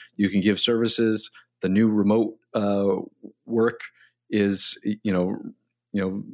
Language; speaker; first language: English; native; English